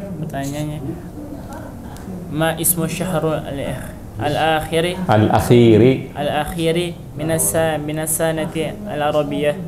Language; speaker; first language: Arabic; non-native, learner; Indonesian